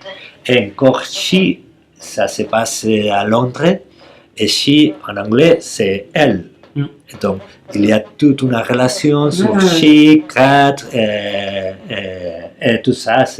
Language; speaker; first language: French; non-native, learner; Spanish